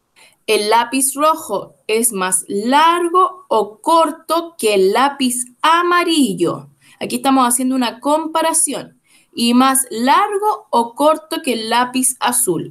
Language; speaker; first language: Spanish; native; Spanish